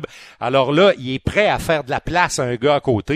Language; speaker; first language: French; native; French